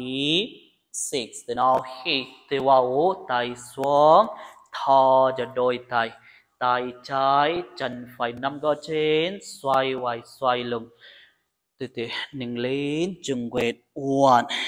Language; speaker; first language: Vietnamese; non-native, learner; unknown